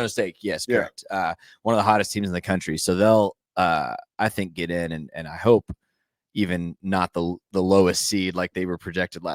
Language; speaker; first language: English; native; English